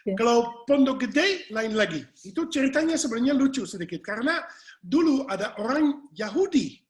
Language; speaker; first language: Indonesian; non-native, fluent; English